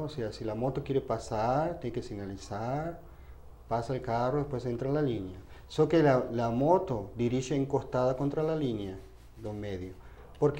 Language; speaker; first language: Portuguese; non-native, fluent; Spanish